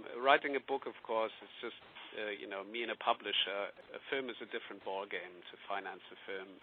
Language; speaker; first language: English; non-native, fluent; German